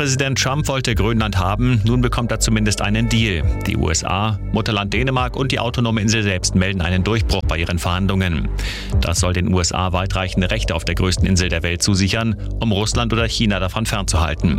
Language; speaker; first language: German; native; German